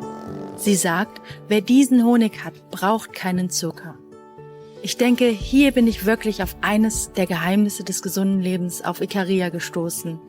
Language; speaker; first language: German; native; German